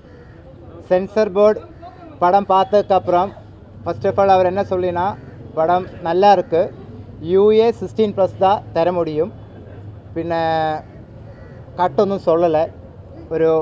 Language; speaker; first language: Tamil; non-native, local second language; Malayalam